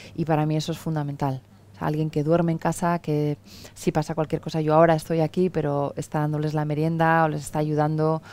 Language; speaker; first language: Spanish; native; Spanish